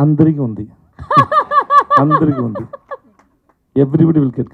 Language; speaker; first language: Telugu; non-native, learner; Tamil